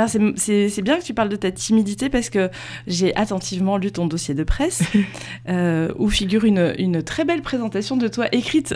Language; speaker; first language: French; native; French